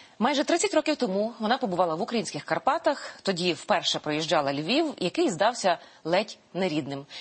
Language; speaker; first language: Ukrainian; native; Ukrainian